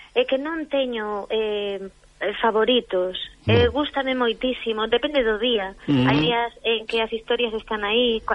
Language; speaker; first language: Galician; non-native, local second language; Spanish